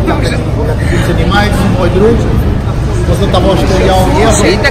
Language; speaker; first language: Russian; non-native, learner; Portuguese